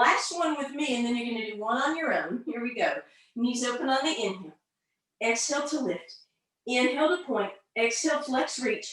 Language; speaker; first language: English; native; English